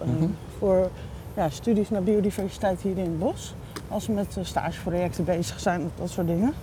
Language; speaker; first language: Dutch; native; Dutch